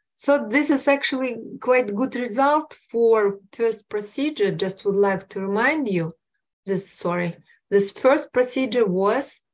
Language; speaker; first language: English; non-native, fluent; Russian